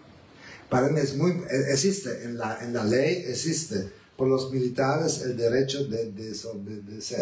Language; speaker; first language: Spanish; non-native, learner; Italian